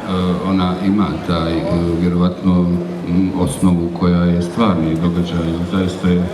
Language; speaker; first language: Bosnian; native; Bosnian